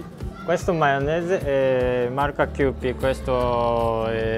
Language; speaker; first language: Italian; non-native, learner; Japanese